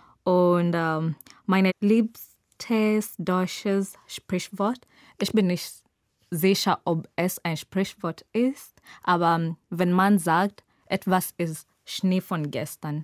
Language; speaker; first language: German; non-native, learner; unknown